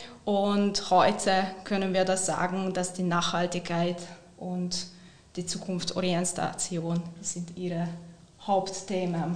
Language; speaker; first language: German; non-native, fluent; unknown